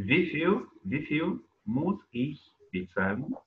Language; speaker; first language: German; non-native, fluent; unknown